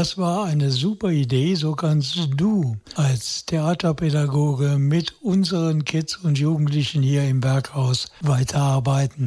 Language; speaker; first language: German; native; German